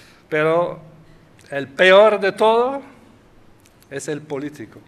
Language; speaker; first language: Spanish; non-native, fluent; Dutch